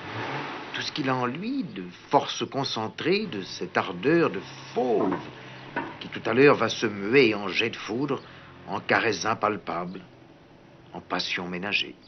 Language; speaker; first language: French; native; French